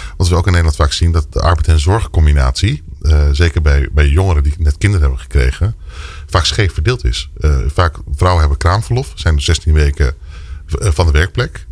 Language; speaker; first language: Dutch; native; Dutch